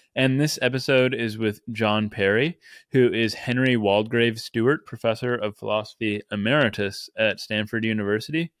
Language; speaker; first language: English; native; English